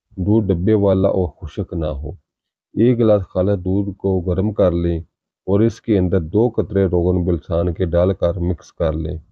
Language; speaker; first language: Urdu; native; Urdu